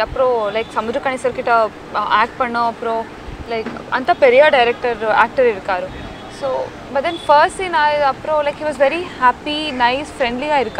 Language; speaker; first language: Tamil; non-native, learner; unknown